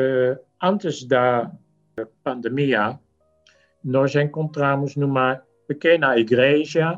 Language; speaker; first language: Portuguese; non-native, fluent; Dutch